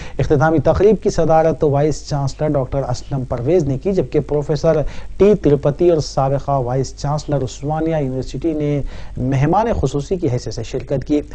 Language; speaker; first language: Urdu; native; Urdu